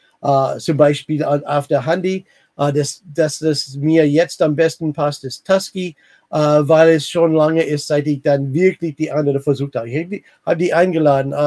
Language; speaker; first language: German; non-native, learner; English